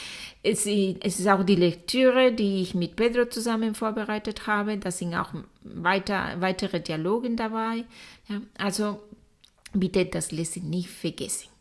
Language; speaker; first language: German; non-native, fluent; Spanish